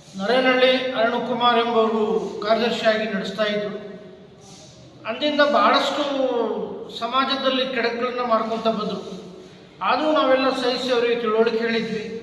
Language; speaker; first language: Kannada; non-native, local second language; Lambadi